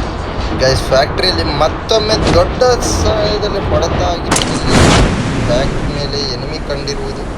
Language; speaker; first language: Kannada; native; Kannada